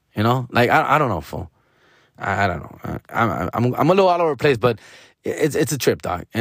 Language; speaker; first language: English; early bilingual, other home language; Spanish